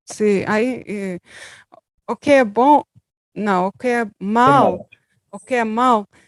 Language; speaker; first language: Portuguese; non-native, learner; Turkish